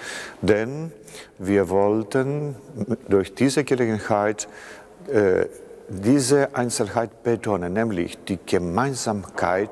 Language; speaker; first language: German; non-native, fluent; Greek